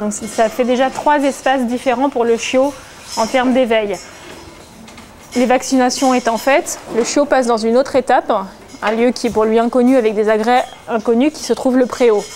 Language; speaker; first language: French; native; French